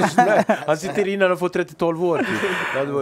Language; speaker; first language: Swedish; native; Swedish